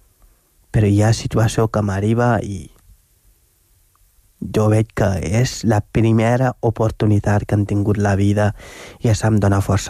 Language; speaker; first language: Catalan; non-native, fluent; Wolof